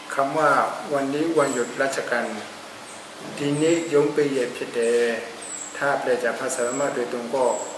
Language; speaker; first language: Thai; non-native, fluent; Burmese